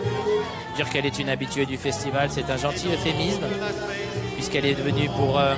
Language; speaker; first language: French; native; French